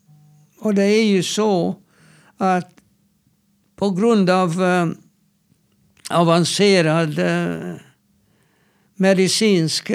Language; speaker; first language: Swedish; non-native, fluent; Hungarian